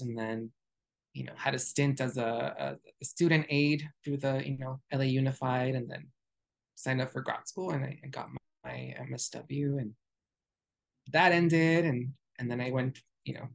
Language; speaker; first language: English; early bilingual, other home language; Spanish